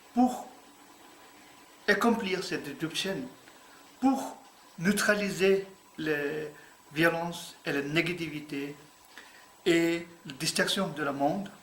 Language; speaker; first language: French; non-native, learner; Tibetan